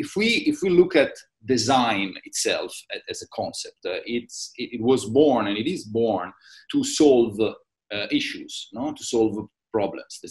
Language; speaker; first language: English; non-native, fluent; Italian